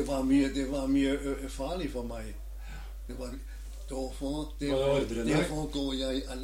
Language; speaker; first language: Danish; non-native, learner; German